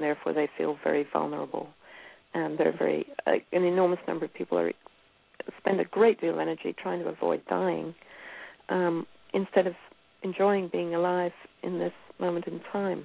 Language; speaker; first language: English; native; English